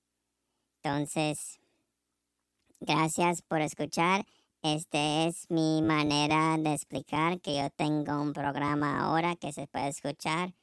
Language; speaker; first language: Spanish; non-native, learner; English